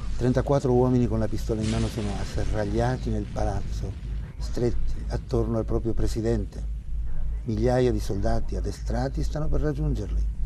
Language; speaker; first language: Italian; non-native, fluent; Spanish